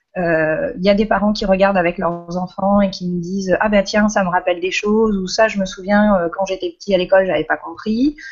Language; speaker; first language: French; native; French